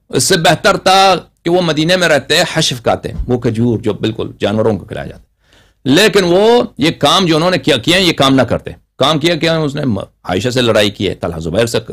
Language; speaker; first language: Urdu; non-native, local second language; Persian